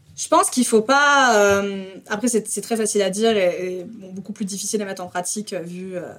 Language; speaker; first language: French; native; French